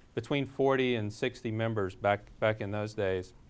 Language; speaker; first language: English; native; English